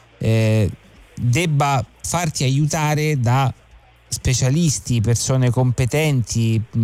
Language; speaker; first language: Italian; native; Italian